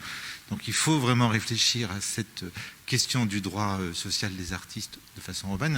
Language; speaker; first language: French; native; French